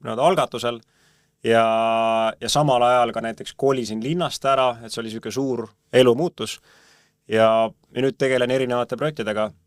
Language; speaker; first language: Estonian; native; Estonian